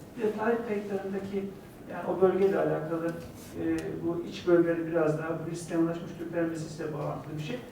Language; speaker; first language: Turkish; native; Turkish